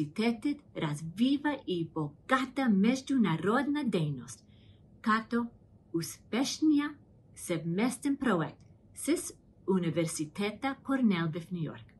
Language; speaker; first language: Bulgarian; non-native, fluent; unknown